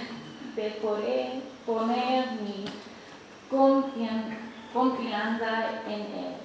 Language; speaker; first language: Spanish; non-native, learner; English